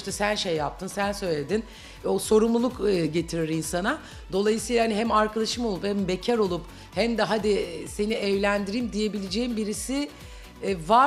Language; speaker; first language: Turkish; native; Turkish